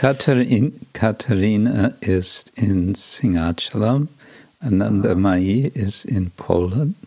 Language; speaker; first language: German; non-native, fluent; English